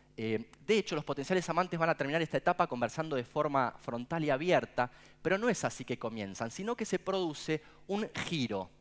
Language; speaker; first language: Spanish; native; Spanish